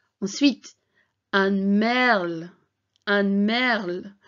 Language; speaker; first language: French; non-native, fluent; English